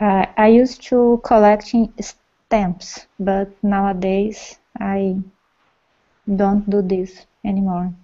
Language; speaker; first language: English; non-native, learner; Portuguese